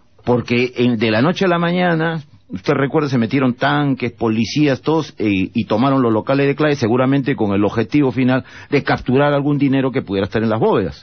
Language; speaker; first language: Spanish; native; Spanish